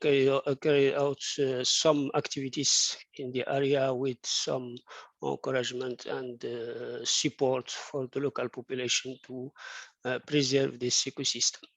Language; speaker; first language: English; non-native, fluent; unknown